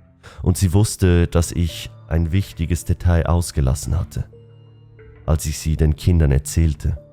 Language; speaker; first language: German; native; German